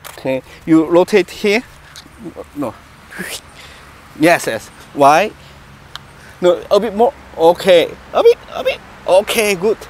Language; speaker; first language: English; non-native, learner; Korean